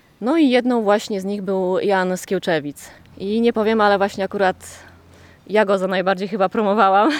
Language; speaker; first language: Polish; native; Polish